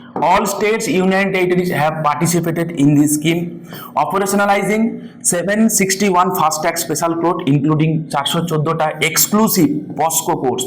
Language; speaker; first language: English; non-native, local second language; Bangla